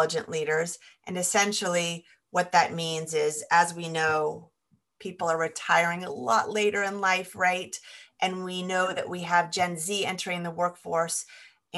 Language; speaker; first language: English; native; English